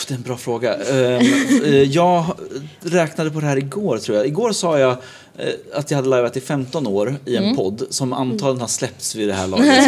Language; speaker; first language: Swedish; native; Swedish